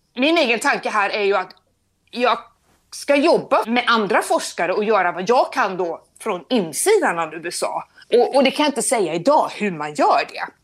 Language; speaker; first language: Swedish; native; Swedish